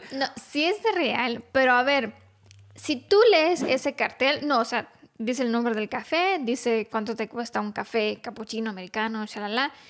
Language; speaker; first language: Spanish; non-native, fluent; Romanian